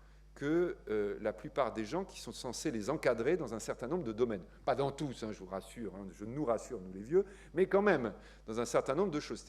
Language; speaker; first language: French; native; French